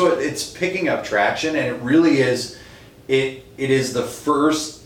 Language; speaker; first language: English; native; English